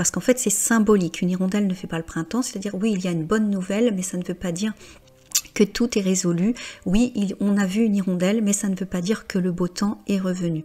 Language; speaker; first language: French; native; French